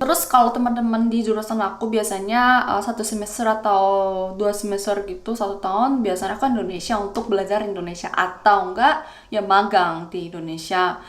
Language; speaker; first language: Indonesian; non-native, fluent; Korean